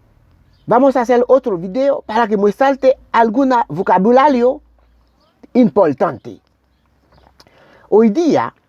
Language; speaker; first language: Spanish; non-native, learner; Haitian Creole